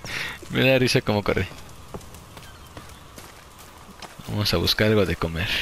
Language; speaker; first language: Spanish; native; Spanish